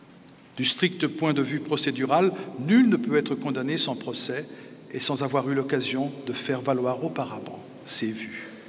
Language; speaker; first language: French; native; French